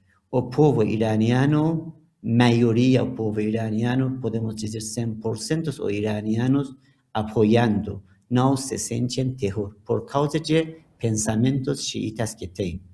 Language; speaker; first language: Portuguese; non-native, learner; Persian